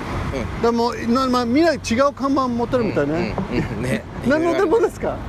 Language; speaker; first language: Japanese; non-native, learner; English